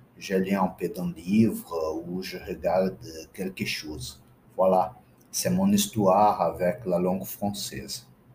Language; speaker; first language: French; non-native, fluent; Portuguese